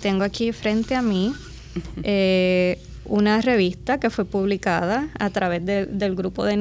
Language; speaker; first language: Spanish; native; Spanish